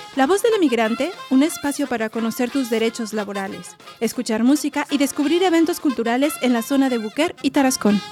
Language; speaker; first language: Spanish; native; Spanish